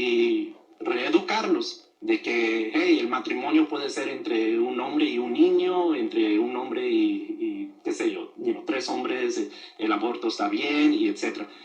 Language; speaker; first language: Spanish; early bilingual, other home language; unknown